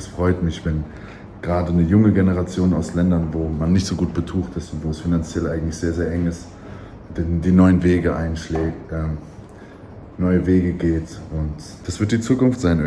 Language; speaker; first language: German; native; German